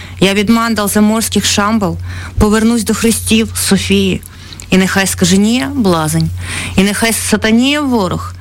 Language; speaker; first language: Ukrainian; native; Ukrainian